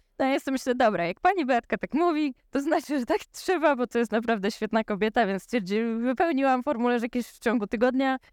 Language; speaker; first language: Polish; native; Polish